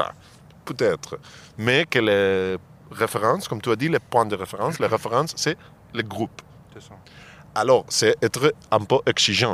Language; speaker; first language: French; non-native, fluent; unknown